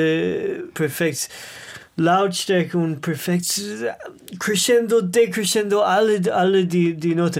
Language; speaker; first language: German; non-native, learner; English